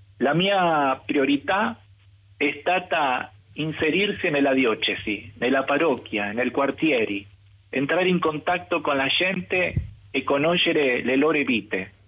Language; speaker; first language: Italian; non-native, fluent; Spanish